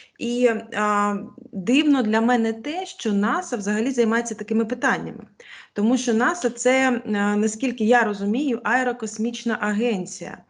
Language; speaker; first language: Ukrainian; non-native, local second language; Russian